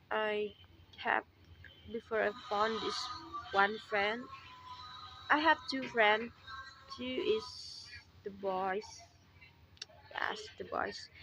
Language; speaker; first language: English; non-native, learner; Indonesian